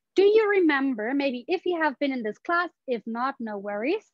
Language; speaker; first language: English; non-native, fluent; German